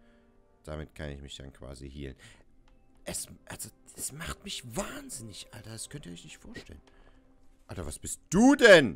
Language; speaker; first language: German; native; German